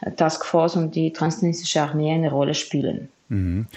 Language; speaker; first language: German; non-native, fluent; Ukrainian